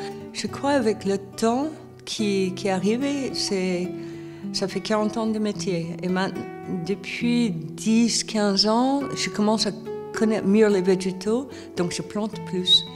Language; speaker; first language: French; non-native, fluent; English